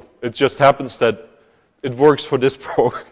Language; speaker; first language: English; non-native, fluent; German